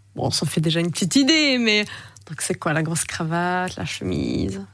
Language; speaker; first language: French; native; French